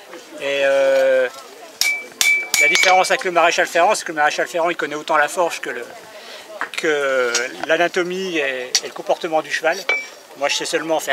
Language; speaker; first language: French; native; French